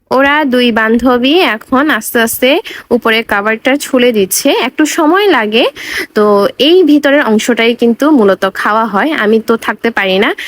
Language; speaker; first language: Bangla; non-native, local second language; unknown